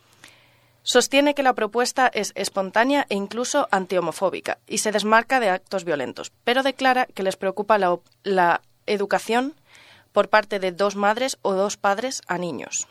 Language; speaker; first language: Spanish; native; Spanish